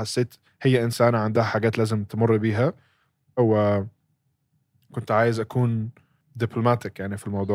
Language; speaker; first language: Arabic; early bilingual, heritage; Arabic